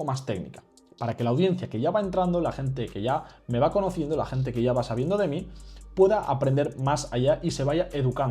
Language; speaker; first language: Spanish; native; Spanish